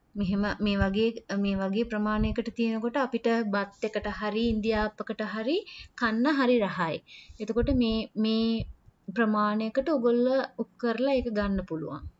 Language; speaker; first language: Sinhala; non-native, local second language; Tamil